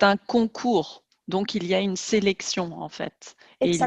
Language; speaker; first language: French; native; French